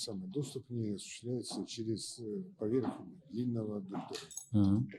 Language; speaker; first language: Russian; native; Russian